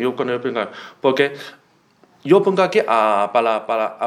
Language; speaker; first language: Spanish; non-native, learner; Chinese